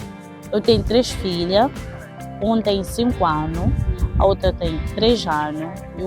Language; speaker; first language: Portuguese; non-native, local second language; Kabuverdianu